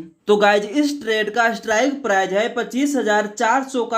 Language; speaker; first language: Hindi; native; Hindi